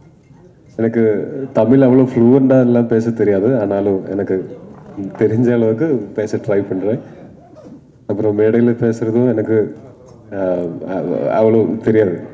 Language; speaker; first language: Tamil; non-native, learner; Malayalam